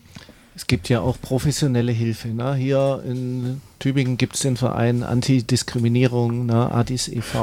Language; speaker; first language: German; native; German